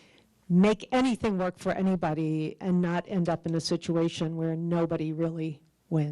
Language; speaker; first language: English; native; English